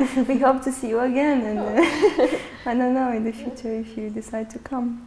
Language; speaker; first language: English; non-native, fluent; Romanian